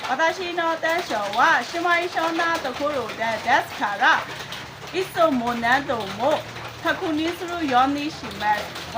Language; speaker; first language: Japanese; non-native, learner; Burmese